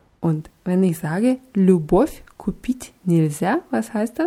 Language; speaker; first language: German; non-native, fluent; Russian